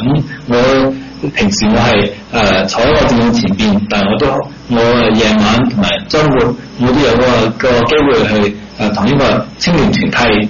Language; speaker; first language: Chinese; early bilingual, heritage; Cantonese